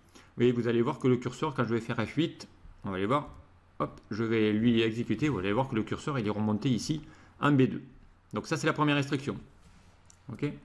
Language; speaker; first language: French; native; French